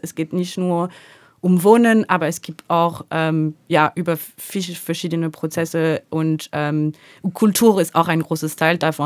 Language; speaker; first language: German; native; German